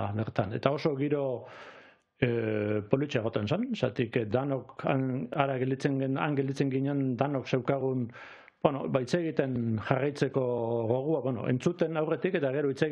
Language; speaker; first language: Basque; native; Basque